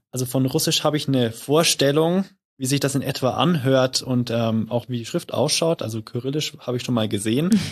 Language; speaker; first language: German; native; German